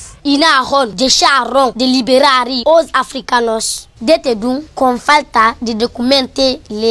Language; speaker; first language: Portuguese; non-native, learner; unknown